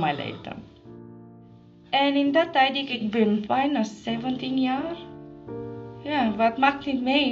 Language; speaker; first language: Dutch; non-native, learner; Romanian